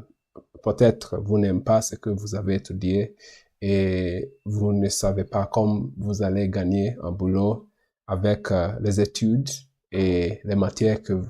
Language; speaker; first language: French; non-native, learner; English